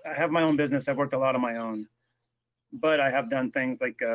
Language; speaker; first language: English; native; English